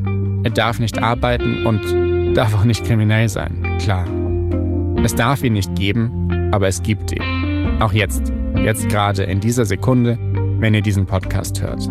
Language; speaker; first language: German; native; German